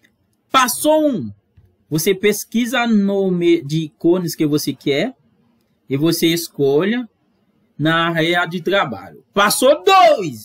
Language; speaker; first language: Portuguese; non-native, fluent; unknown